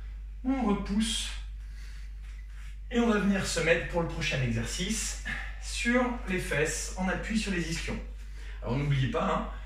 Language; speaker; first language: French; native; French